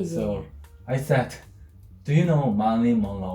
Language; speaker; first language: English; non-native, fluent; Korean